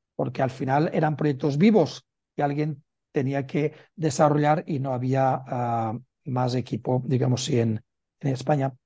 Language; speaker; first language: Spanish; native; Spanish